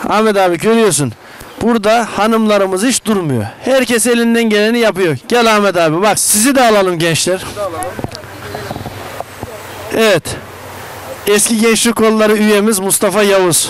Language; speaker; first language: Turkish; native; Turkish